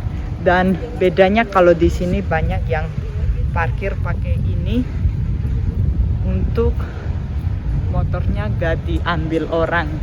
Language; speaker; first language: Indonesian; non-native, fluent; Spanish